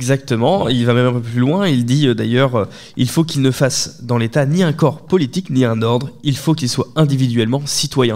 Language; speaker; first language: French; native; French